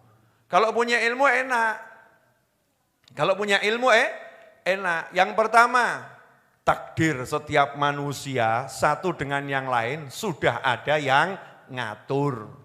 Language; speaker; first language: Indonesian; native; Indonesian